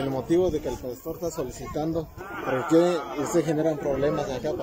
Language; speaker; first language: Spanish; native; Spanish